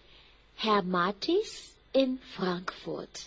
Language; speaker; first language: German; non-native, fluent; Chinese